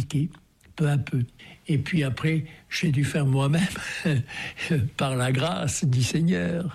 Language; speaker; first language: French; native; French